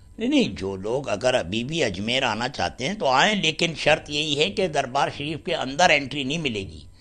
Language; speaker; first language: Hindi; native; Hindi